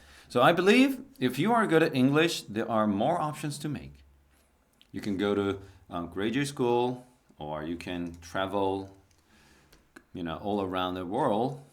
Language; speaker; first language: English; non-native, fluent; Korean